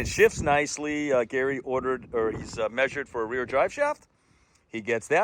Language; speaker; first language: English; native; English